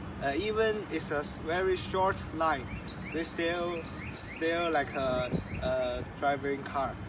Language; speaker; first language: English; non-native, learner; Chinese